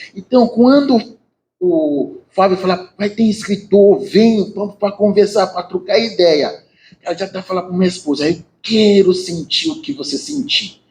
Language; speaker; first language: Portuguese; non-native, learner; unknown